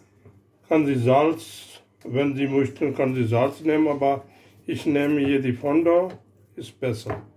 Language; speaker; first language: German; non-native, learner; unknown